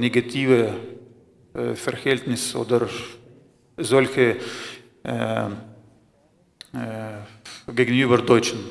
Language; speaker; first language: German; non-native, fluent; Russian